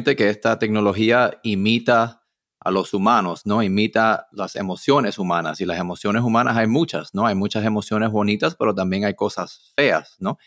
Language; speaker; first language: Spanish; early bilingual, heritage; Spanish